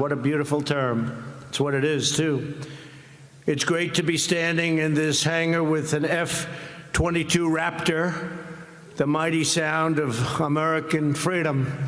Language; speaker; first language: English; native; English